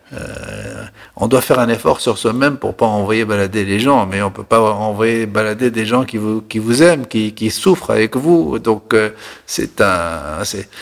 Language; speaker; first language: French; non-native, local second language; Arabic